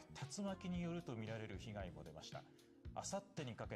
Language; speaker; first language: Japanese; native; Japanese